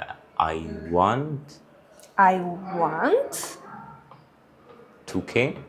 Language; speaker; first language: English; non-native, learner; Amharic